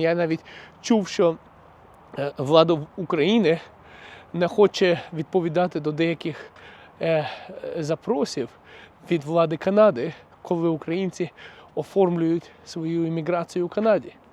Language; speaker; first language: Ukrainian; non-native, local second language; Russian